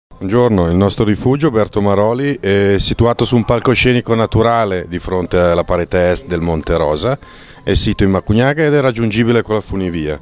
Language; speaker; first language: Italian; native; Italian